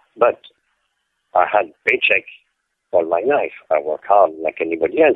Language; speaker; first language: English; non-native, fluent; French